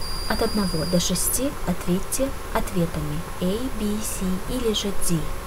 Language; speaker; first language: Russian; non-native, local second language; Kazakh